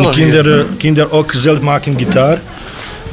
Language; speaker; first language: Dutch; non-native, learner; Bosnian